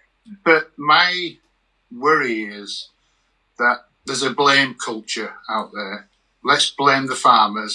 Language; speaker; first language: English; native; English